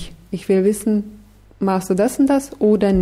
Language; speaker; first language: German; non-native, fluent; Russian